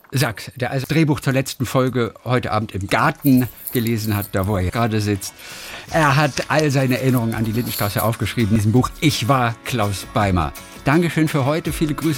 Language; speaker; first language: German; native; German